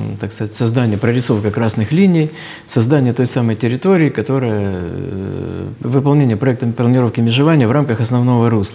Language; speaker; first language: Russian; native; Russian